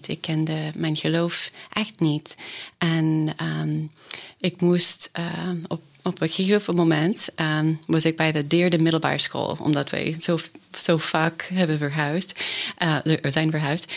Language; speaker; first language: Dutch; non-native, fluent; English